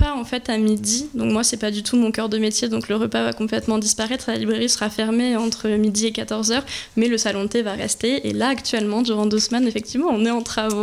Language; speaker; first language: French; native; French